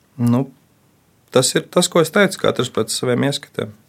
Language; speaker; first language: Latvian; native; Latvian